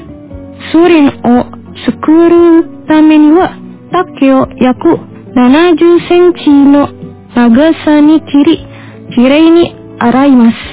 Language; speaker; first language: Japanese; non-native, fluent; Indonesian